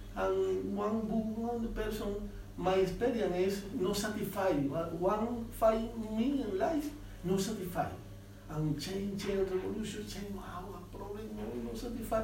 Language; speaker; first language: English; non-native, learner; Spanish